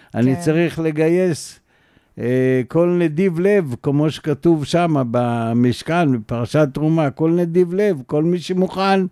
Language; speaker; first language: Hebrew; native; Hebrew